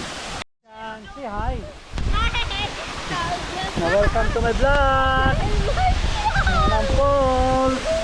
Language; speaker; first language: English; non-native, local second language; Cebuano